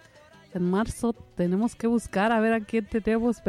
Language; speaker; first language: Spanish; native; Spanish